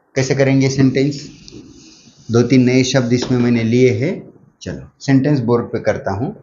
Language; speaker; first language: Hindi; non-native, local second language; Marathi